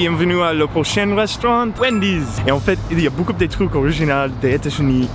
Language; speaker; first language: French; non-native, learner; English